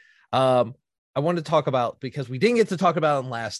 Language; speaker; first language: English; native; English